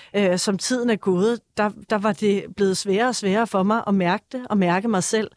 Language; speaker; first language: Danish; native; Danish